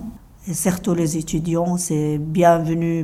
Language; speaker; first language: French; non-native, learner; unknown